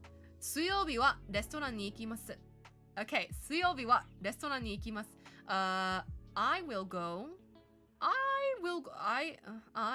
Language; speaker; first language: Japanese; non-native, learner; English